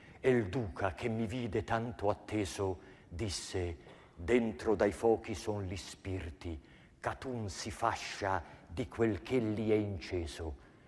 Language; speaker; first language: Italian; native; Italian